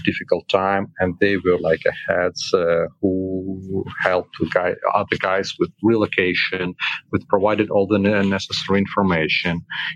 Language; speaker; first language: English; non-native, fluent; Ukrainian